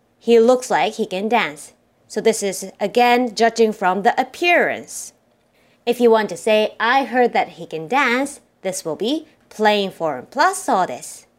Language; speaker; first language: English; non-native, fluent; Japanese